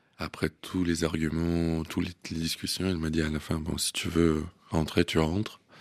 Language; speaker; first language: French; non-native, fluent; Russian